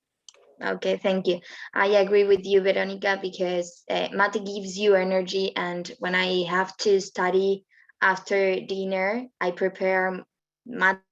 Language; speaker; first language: English; non-native, learner; Spanish